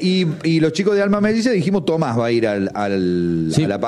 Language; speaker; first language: Spanish; native; Spanish